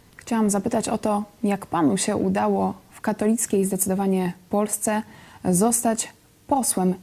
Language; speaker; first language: Polish; native; Polish